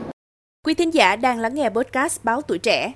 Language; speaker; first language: Vietnamese; native; Vietnamese